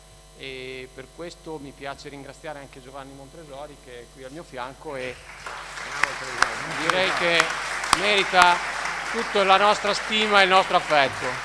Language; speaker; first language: Italian; native; Italian